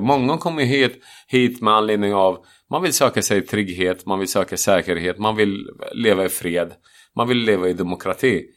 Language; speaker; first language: Swedish; non-native, fluent; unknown